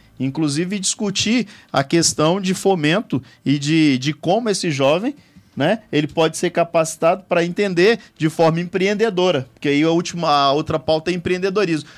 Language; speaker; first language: Portuguese; native; Portuguese